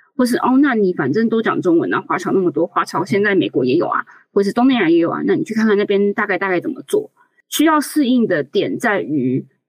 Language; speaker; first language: Chinese; native; Chinese